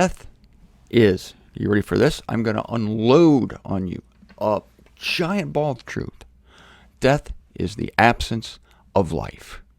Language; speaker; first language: English; native; English